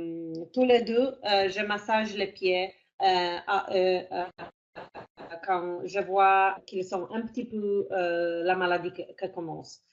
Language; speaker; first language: French; non-native, fluent; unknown